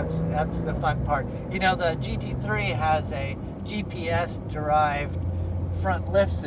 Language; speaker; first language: English; native; English